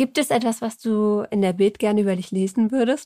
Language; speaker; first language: German; native; German